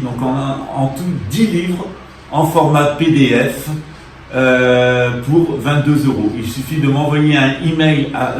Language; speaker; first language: French; native; French